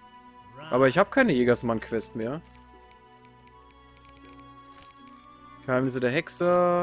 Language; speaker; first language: German; native; German